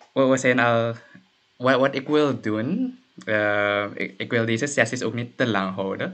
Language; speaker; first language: Dutch; native; Dutch